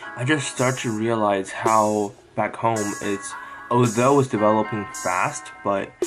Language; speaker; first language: English; non-native, fluent; Chinese